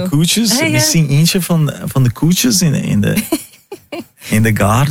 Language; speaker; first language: Dutch; non-native, fluent; Portuguese